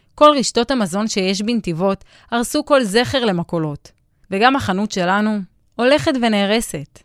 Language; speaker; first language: Hebrew; native; Hebrew